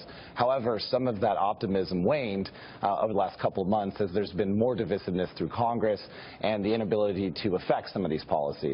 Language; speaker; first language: English; native; English